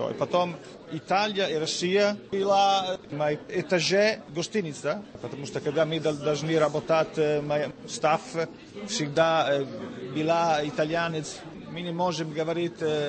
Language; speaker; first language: Russian; non-native, learner; Italian